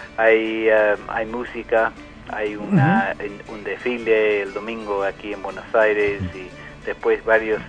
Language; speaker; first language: Spanish; non-native, fluent; English